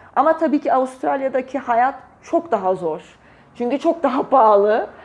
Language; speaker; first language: Turkish; native; Turkish